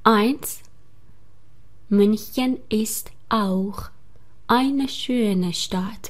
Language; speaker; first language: German; non-native, fluent; Persian